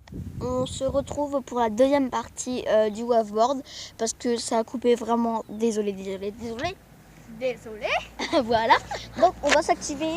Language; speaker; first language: French; native; French